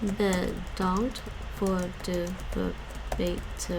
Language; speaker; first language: Dutch; non-native, learner; English